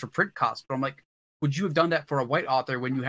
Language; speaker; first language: English; early bilingual, other home language; Hindi